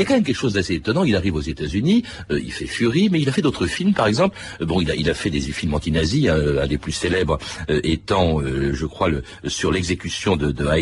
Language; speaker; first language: French; native; French